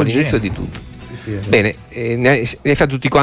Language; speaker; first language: Italian; native; Italian